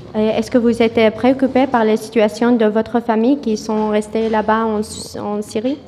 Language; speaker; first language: French; non-native, fluent; Arabic